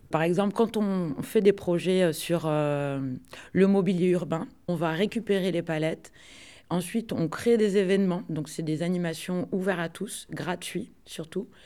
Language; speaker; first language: French; native; French